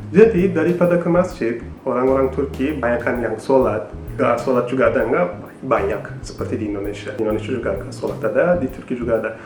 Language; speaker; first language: Indonesian; non-native, fluent; Turkish